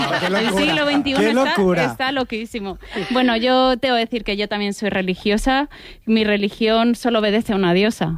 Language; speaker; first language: Spanish; native; Spanish